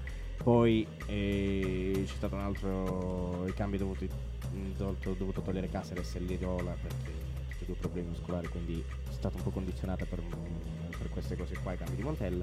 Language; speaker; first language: Italian; native; Italian